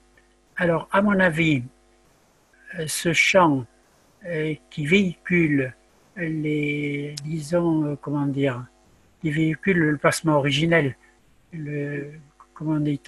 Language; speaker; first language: French; native; French